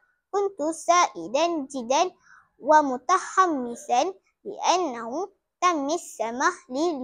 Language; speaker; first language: Arabic; non-native, learner; Malay